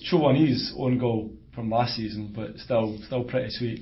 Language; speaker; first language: English; native; English